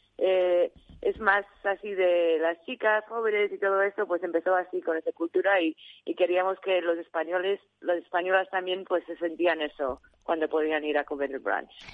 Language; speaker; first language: Spanish; early bilingual, heritage; Spanish